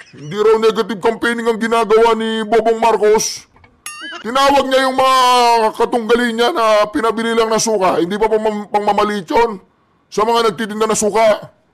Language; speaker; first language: Filipino; native; Filipino